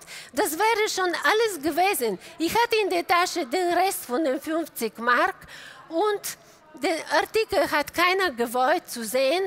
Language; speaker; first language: German; non-native, fluent; Bulgarian